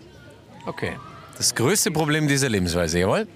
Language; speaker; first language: German; native; German